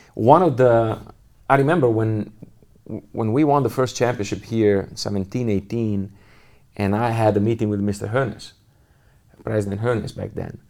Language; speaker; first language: English; non-native, fluent; Italian